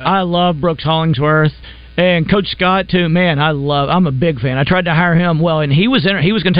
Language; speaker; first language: English; native; English